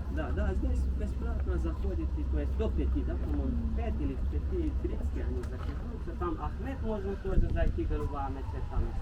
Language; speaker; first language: Russian; non-native, learner; Turkish